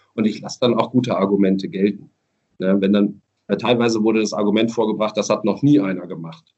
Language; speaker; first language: German; native; German